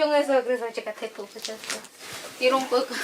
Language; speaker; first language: Korean; non-native, learner; Khmer